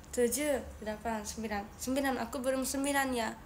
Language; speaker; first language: Indonesian; non-native, learner; Japanese